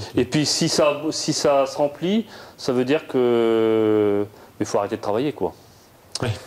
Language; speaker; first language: French; native; French